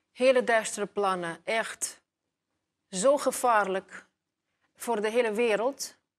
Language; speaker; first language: Dutch; non-native, fluent; Russian